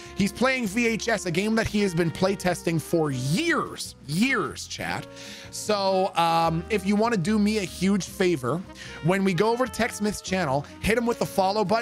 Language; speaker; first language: English; native; English